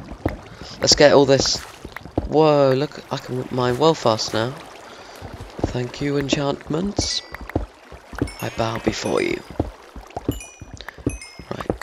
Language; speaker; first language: English; native; English